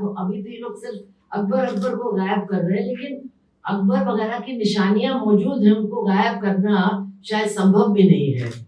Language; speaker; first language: Hindi; native; Hindi